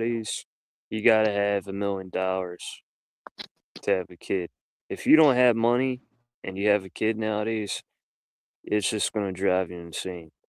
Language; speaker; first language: English; native; English